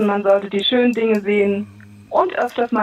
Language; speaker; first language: German; native; German